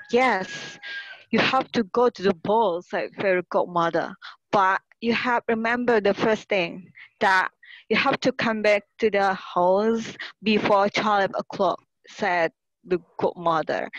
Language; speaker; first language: English; non-native, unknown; Indonesian